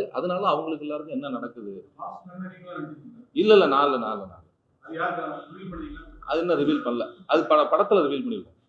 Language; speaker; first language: Tamil; native; Tamil